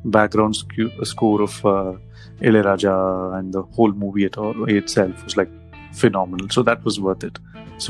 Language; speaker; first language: English; non-native, local second language; Tamil